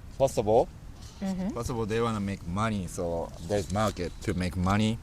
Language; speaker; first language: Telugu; non-native, learner; Japanese